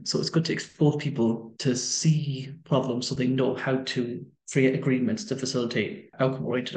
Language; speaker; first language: English; native; English